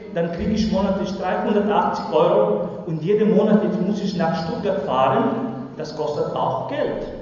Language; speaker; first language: German; non-native, learner; Romany